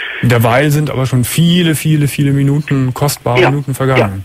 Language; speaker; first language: German; native; German